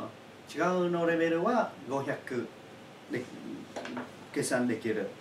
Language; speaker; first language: Japanese; non-native, learner; Chinese